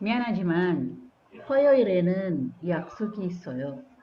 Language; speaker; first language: Korean; non-native, learner; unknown